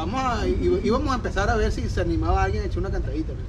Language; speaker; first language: Spanish; native; Spanish